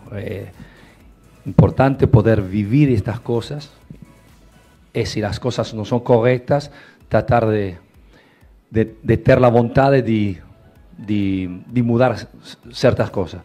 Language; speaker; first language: Portuguese; non-native, fluent; Spanish